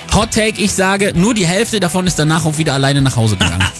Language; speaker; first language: German; native; German